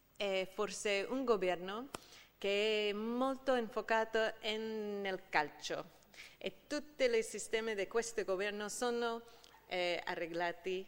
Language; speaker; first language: Italian; non-native, fluent; English